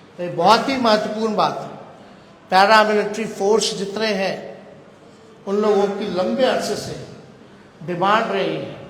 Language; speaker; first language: Hindi; native; Hindi